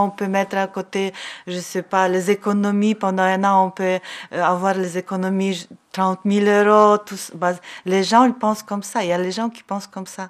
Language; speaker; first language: French; non-native, learner; Ukrainian